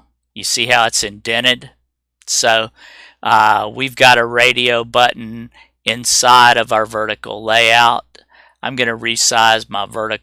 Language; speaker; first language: English; native; English